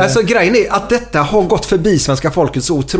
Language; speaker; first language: Swedish; native; Swedish